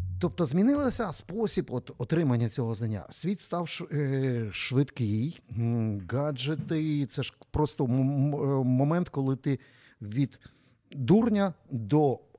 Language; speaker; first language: Ukrainian; native; Ukrainian